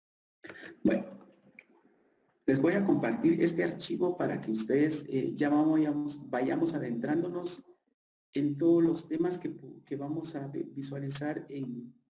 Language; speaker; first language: Spanish; native; Spanish